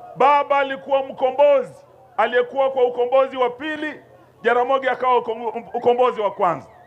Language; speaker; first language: Swahili; non-native, local second language; Luyia